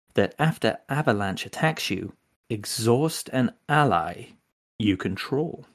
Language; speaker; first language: English; native; English